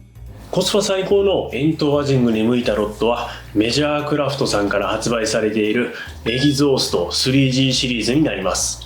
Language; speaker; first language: Japanese; native; Japanese